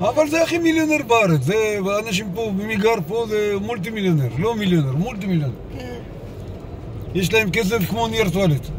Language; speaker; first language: Hebrew; non-native, fluent; Nepali